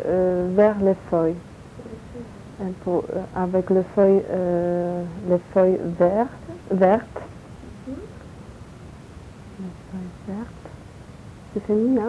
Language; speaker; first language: French; non-native, learner; Polish